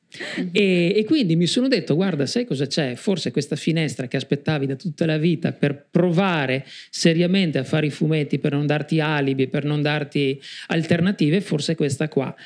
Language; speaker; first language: Italian; native; Italian